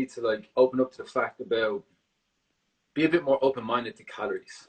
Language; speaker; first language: English; native; English